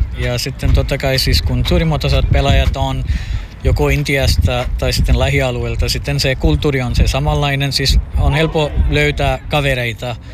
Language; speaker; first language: Finnish; non-native, fluent; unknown